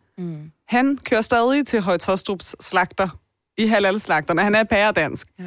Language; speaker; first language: Danish; early bilingual, other home language; Persian